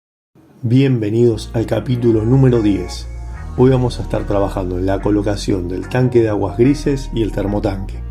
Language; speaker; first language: Spanish; native; Spanish